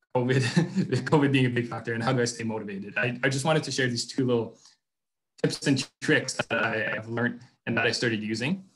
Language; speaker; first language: English; non-native, fluent; French